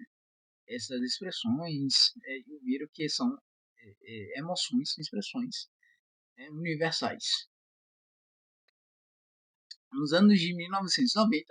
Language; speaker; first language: Portuguese; native; Portuguese